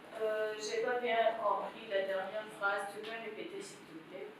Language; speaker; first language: French; non-native, local second language; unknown